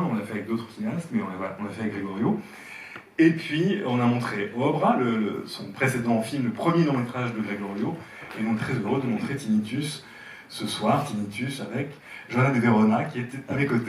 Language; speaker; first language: French; native; French